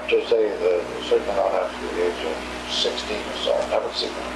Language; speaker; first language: English; native; English